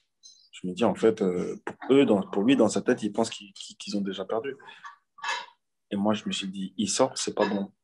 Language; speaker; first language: French; native; French